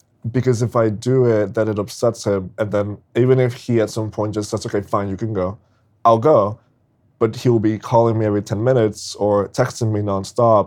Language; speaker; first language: English; non-native, fluent; Spanish